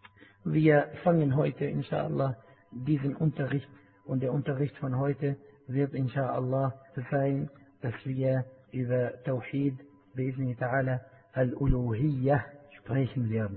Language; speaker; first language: German; non-native, fluent; Arabic